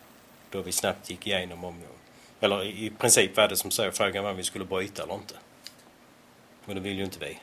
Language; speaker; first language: Swedish; native; Swedish